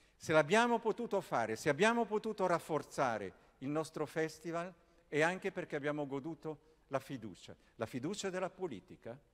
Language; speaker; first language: Italian; native; Italian